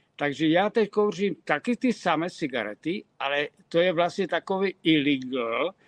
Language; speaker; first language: Czech; native; Czech